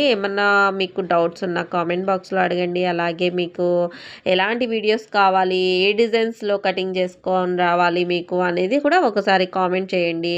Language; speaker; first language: Telugu; non-native, local second language; Urdu